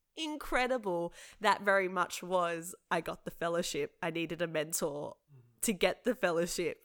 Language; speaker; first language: English; native; English